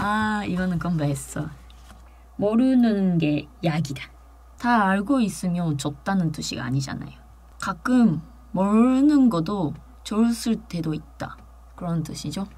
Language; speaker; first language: Korean; non-native, fluent; Japanese